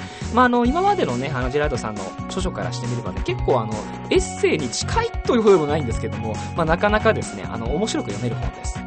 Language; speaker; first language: Japanese; native; Japanese